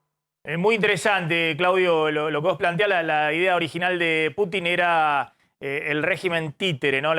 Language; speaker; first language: Spanish; native; Spanish